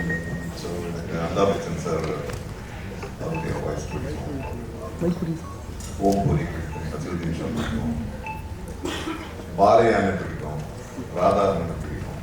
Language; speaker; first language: Tamil; native; Tamil